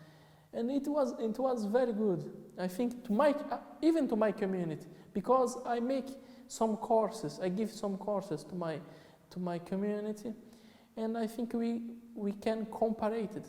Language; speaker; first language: English; non-native, fluent; Portuguese